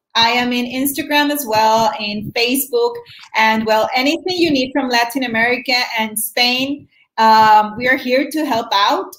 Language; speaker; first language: English; non-native, fluent; Spanish